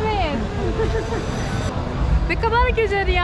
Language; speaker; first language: Turkish; non-native, learner; Korean